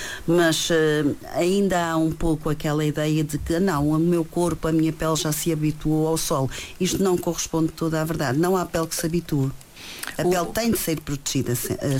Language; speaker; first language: Portuguese; native; Portuguese